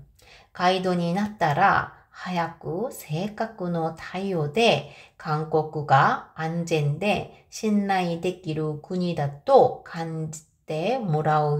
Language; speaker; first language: Japanese; non-native, fluent; Korean